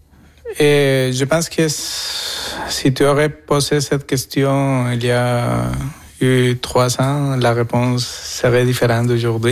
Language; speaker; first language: French; non-native, fluent; Spanish